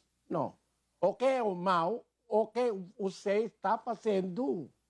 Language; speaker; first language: Portuguese; non-native, learner; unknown